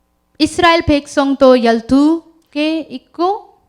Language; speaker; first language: Korean; non-native, learner; Urdu